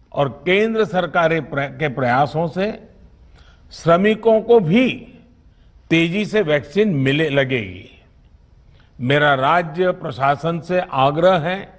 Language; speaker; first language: Hindi; non-native, local second language; Gujarati